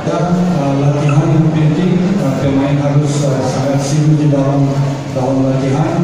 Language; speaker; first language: Indonesian; non-native, fluent; Portuguese